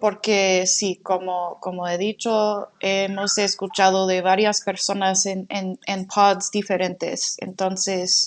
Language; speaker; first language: Spanish; non-native, fluent; English